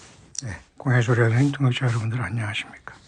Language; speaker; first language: Korean; native; Korean